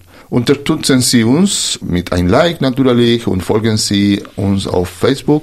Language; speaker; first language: German; non-native, fluent; Spanish